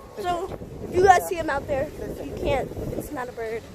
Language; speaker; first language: English; native; English